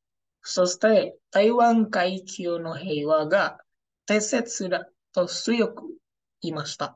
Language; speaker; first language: Japanese; non-native, learner; Indonesian